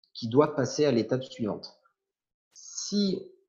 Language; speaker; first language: French; native; French